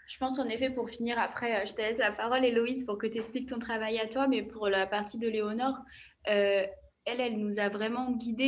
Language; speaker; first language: French; native; French